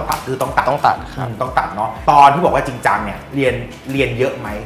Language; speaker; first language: Thai; native; Thai